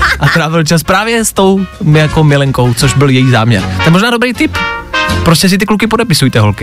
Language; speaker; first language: Czech; native; Czech